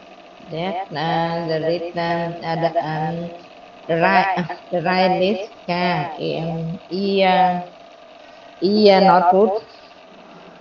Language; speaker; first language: English; non-native, learner; Vietnamese